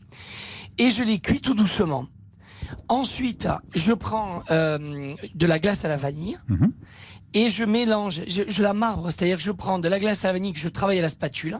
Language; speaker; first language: French; native; French